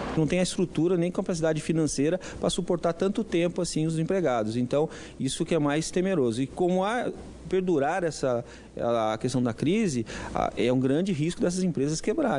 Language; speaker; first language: Portuguese; native; Portuguese